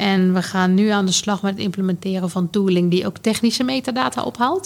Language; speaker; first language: Dutch; native; Dutch